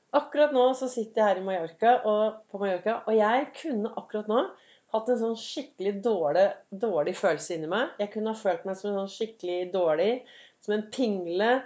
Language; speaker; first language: Norwegian; native; Norwegian